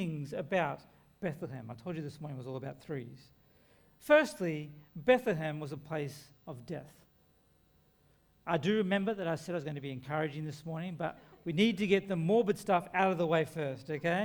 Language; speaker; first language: English; native; English